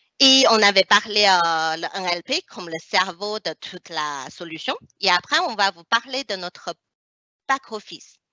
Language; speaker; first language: French; non-native, fluent; Chinese